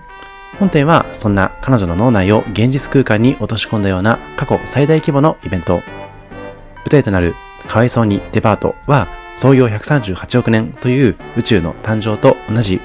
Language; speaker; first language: Japanese; native; Japanese